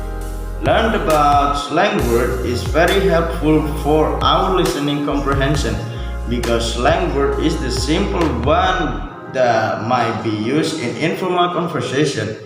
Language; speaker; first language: English; non-native, learner; Indonesian